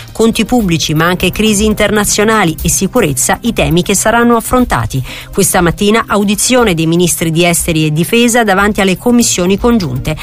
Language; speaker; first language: Italian; native; Italian